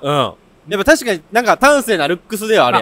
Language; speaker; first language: Japanese; native; Japanese